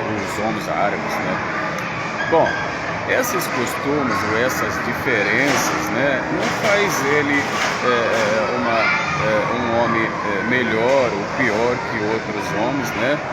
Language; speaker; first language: Portuguese; non-native, fluent; Arabic